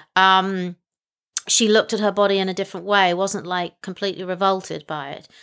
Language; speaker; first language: English; native; English